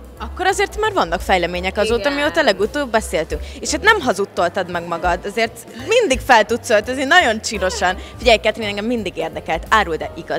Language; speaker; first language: Hungarian; native; Hungarian